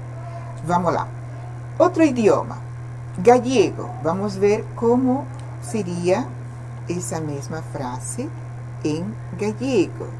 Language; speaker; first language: Portuguese; non-native, fluent; Spanish